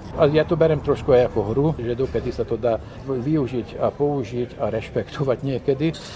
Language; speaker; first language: Slovak; native; Slovak